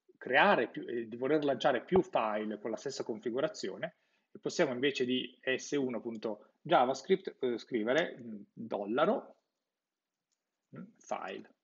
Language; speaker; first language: Italian; native; Italian